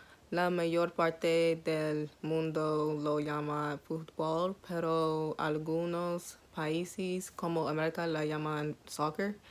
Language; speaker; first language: Spanish; non-native, learner; English